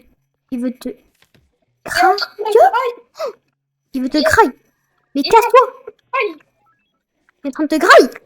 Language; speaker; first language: French; native; French